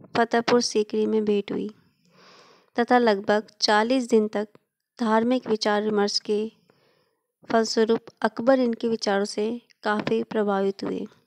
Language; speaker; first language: Hindi; native; Hindi